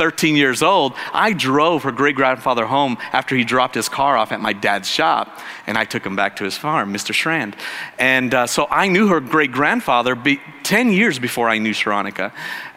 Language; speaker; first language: English; native; English